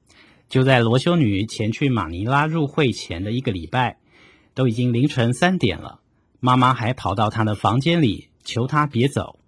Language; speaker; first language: Chinese; native; Chinese